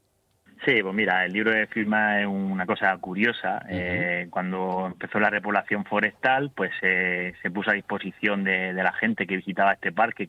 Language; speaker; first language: Spanish; native; Spanish